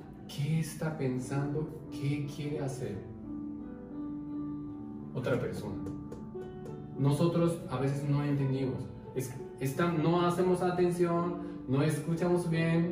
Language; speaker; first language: Spanish; non-native, learner; Japanese